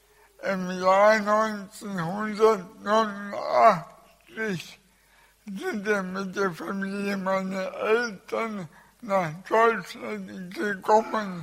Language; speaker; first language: German; early bilingual, other home language; Russian